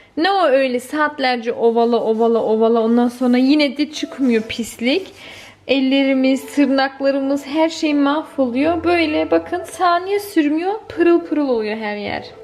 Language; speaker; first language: Turkish; early bilingual, heritage; Turkish